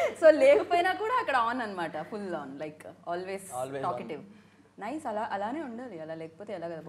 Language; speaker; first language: Telugu; native; Telugu